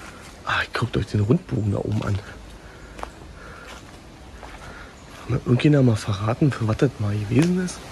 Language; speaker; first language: German; native; German